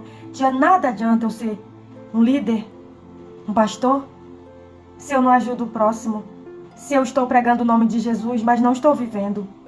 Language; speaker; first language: Portuguese; native; Portuguese